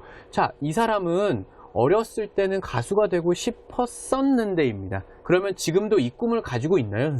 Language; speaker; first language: Korean; native; Korean